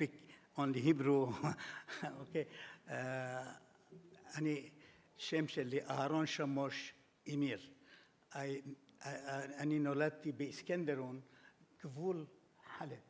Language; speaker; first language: Hebrew; non-native, fluent; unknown